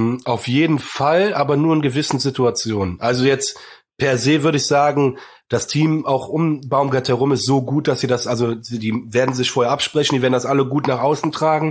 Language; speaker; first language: German; native; German